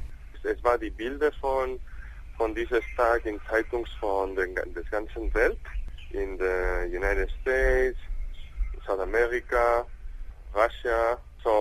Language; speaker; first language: German; non-native, learner; Spanish